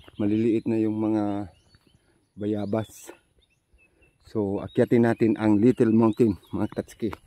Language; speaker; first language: Filipino; non-native, local second language; Masbatenyo